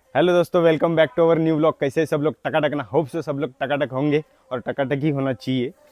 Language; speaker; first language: Hindi; non-native, local second language; Marathi